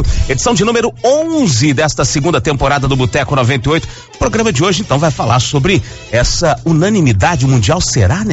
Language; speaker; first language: Portuguese; native; Portuguese